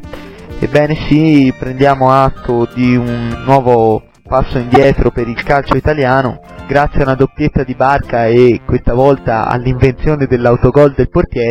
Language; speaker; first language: Italian; native; Italian